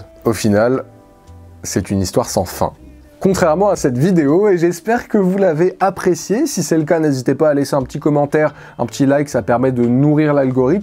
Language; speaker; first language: French; native; French